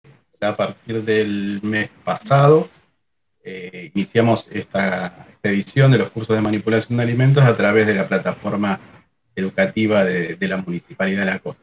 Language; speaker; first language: Spanish; native; Spanish